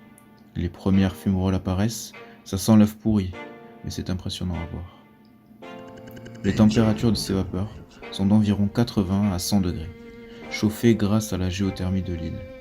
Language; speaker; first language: French; native; French